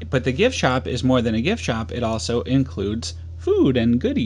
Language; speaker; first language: English; native; English